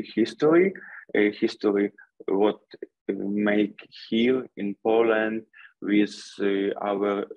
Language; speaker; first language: English; non-native, learner; Ukrainian